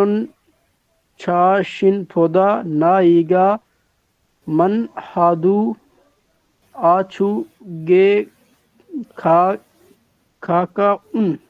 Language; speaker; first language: Korean; non-native, learner; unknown